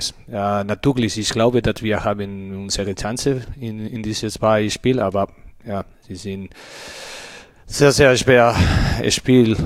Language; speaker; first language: German; non-native, learner; Spanish